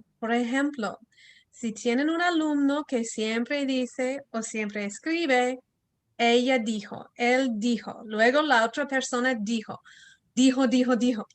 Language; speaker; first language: Spanish; early bilingual, heritage; Spanish